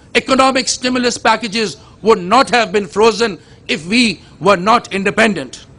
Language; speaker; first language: English; non-native, local second language; Urdu